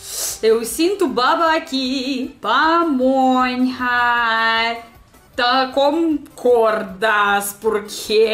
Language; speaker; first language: Portuguese; non-native, learner; Russian